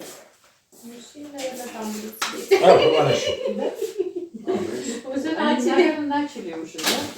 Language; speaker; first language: Russian; native; Russian